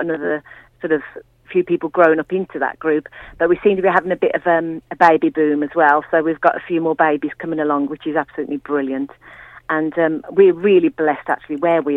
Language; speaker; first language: English; native; English